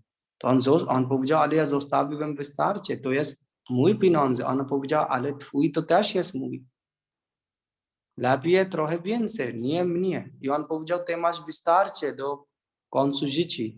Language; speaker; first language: Polish; non-native, learner; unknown